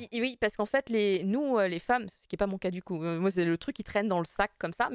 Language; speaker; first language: French; native; French